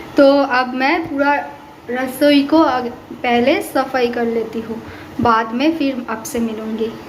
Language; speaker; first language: Hindi; non-native, local second language; Bangla